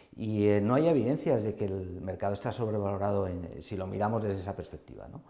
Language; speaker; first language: Spanish; native; Spanish